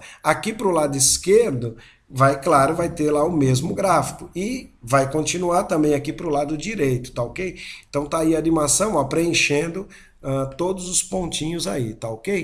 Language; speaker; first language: Portuguese; native; Portuguese